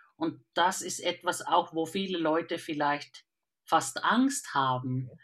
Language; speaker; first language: German; non-native, fluent; Finnish